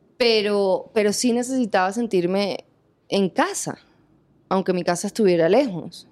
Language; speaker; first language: Spanish; native; Spanish